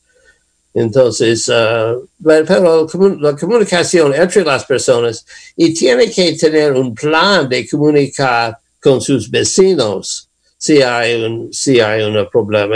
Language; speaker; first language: Spanish; non-native, learner; English